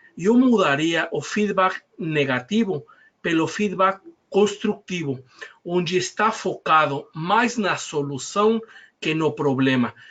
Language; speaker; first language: Portuguese; non-native, fluent; Spanish